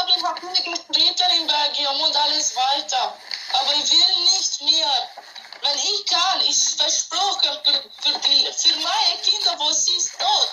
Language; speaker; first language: German; non-native, learner; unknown